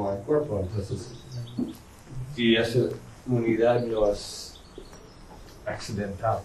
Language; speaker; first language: Spanish; non-native, learner; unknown